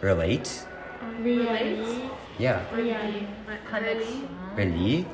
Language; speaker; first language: French; non-native, learner; English